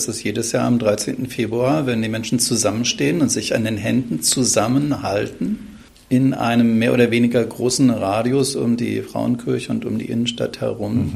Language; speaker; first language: German; native; German